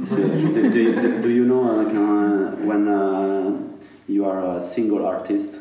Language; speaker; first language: English; non-native, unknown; Italian